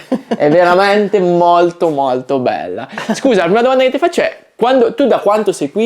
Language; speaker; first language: Italian; native; Italian